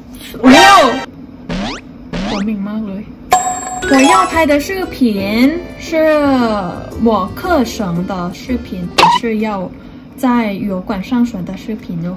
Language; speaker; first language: Chinese; non-native, fluent; Thai